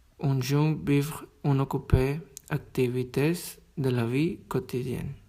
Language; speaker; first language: French; non-native, learner; Spanish